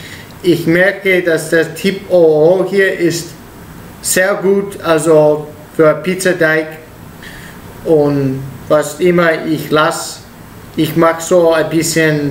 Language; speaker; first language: German; non-native, learner; Italian